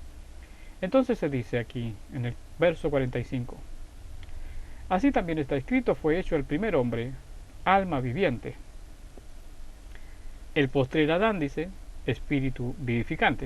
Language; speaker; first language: Spanish; native; Spanish